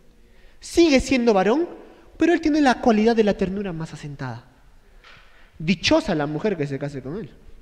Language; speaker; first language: Spanish; native; Spanish